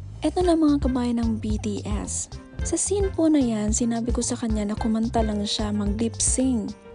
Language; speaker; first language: Filipino; native; Filipino